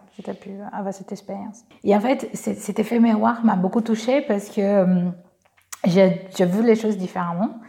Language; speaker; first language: French; non-native, fluent; Portuguese